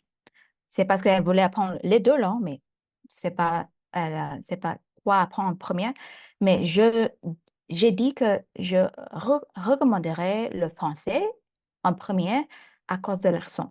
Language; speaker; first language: French; non-native, fluent; Thai